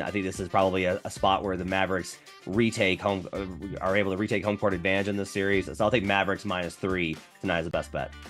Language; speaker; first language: English; native; English